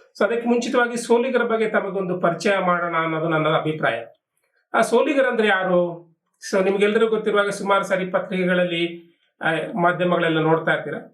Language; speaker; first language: Kannada; non-native, local second language; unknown